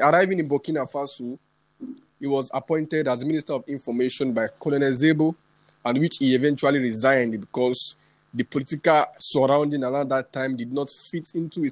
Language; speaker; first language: English; non-native, local second language; Yoruba